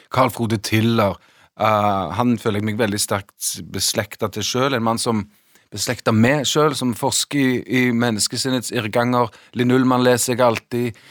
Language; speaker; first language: Norwegian; native; Norwegian